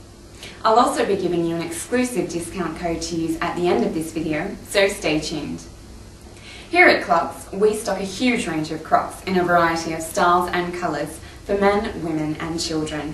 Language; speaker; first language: English; native; English